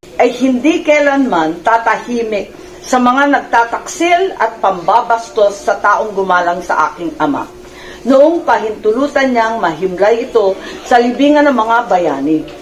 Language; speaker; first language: Filipino; native; Filipino